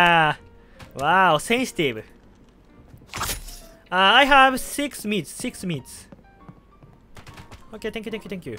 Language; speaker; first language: English; non-native, learner; Japanese